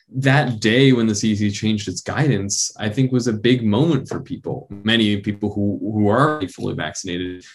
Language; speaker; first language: English; native; English